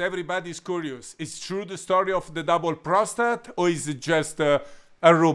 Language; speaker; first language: English; non-native, fluent; Italian